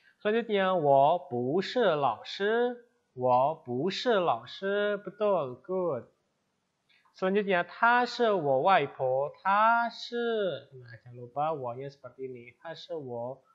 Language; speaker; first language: Chinese; non-native, fluent; Indonesian